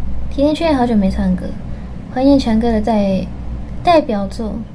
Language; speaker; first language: Chinese; non-native, fluent; Japanese